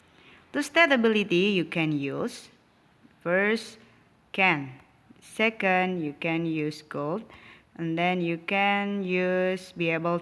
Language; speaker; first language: English; non-native, local second language; Indonesian